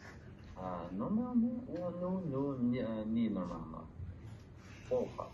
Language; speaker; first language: Russian; non-native, learner; English